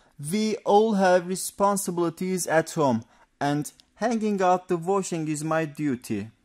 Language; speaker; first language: English; non-native, fluent; Turkish